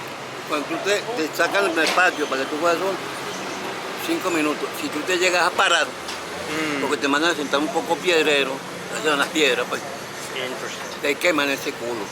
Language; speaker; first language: Spanish; native; Spanish